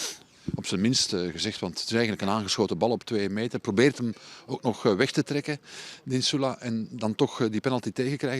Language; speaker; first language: Dutch; native; Dutch